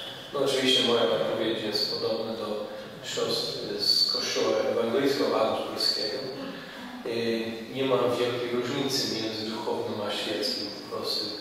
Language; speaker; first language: Polish; non-native, fluent; English